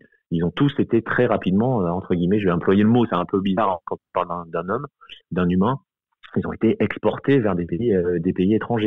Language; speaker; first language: French; native; French